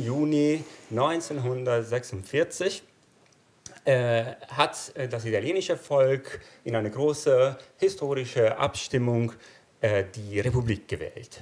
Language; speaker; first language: German; non-native, fluent; Italian